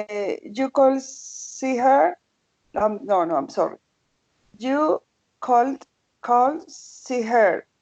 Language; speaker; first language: English; non-native, learner; Spanish